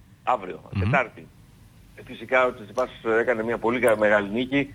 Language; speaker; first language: Greek; native; Greek